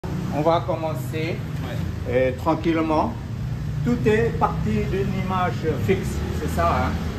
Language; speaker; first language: French; non-native, fluent; Vietnamese